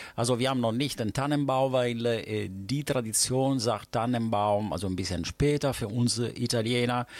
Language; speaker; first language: German; non-native, fluent; Italian